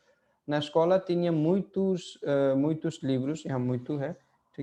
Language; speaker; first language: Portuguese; non-native, fluent; Hindi